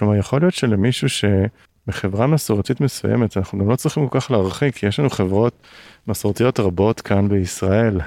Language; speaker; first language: Hebrew; native; Hebrew